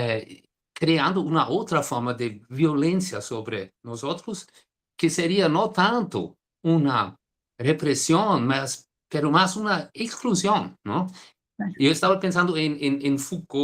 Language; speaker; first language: Spanish; non-native, fluent; Portuguese